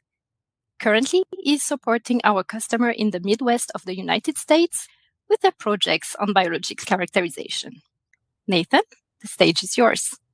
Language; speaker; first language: English; non-native, fluent; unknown